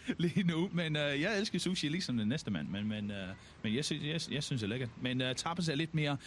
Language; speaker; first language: Danish; non-native, fluent; English